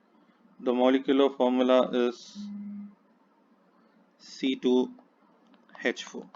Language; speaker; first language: English; non-native, local second language; Hindi